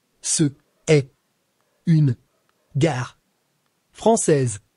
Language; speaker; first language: French; non-native, learner; English